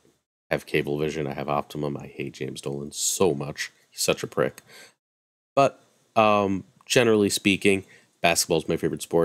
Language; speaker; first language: English; native; English